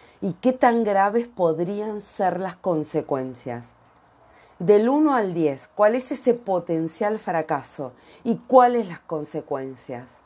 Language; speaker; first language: Spanish; native; Spanish